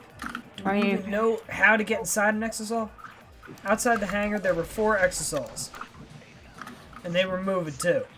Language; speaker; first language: English; native; English